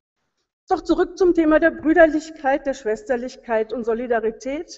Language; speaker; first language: German; native; German